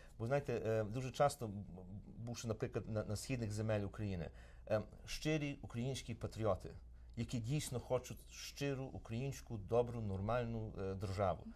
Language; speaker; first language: Ukrainian; early bilingual, heritage; Ukrainian